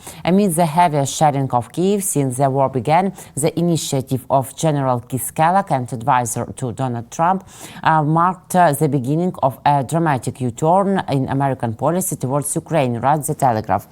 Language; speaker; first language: English; non-native, fluent; Russian